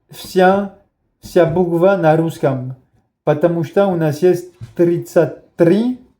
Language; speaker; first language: Russian; non-native, learner; Spanish